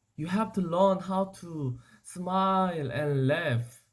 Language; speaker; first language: English; non-native, learner; Korean